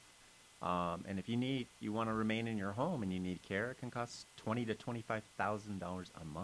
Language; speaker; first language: English; native; English